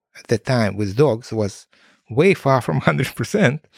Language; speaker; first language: English; non-native, fluent; Ukrainian